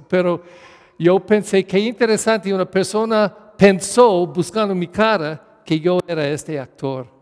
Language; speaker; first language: Spanish; non-native, fluent; English